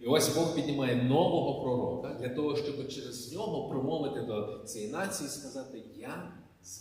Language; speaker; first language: Ukrainian; native; Ukrainian